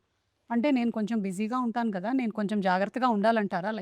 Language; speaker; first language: Telugu; native; Telugu